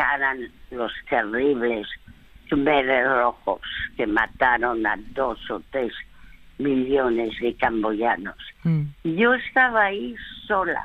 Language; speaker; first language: Spanish; early bilingual, other home language; French